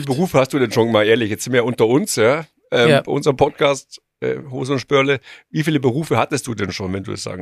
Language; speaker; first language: German; native; German